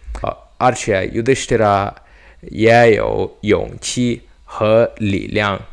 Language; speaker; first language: Chinese; non-native, learner; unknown